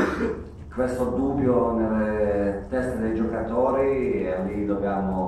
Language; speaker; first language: Italian; non-native, fluent; Croatian